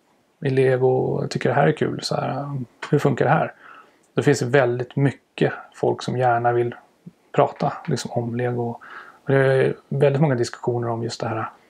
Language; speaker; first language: Swedish; native; Swedish